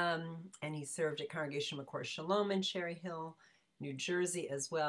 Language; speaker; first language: English; native; English